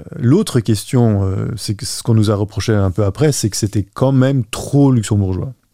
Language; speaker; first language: French; non-native, local second language; Luxembourgish